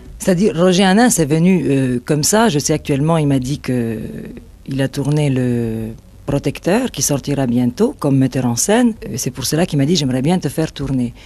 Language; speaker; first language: French; non-native, fluent; Italian